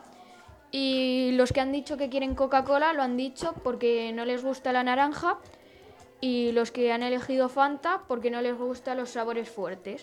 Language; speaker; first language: Spanish; native; Spanish